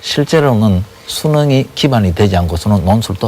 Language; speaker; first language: Korean; native; Korean